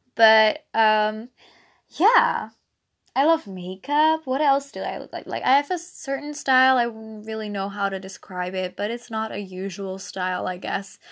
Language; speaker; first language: English; non-native, fluent; Dutch